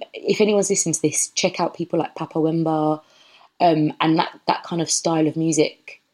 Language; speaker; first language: English; native; English